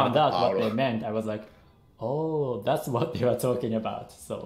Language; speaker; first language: English; non-native, fluent; Japanese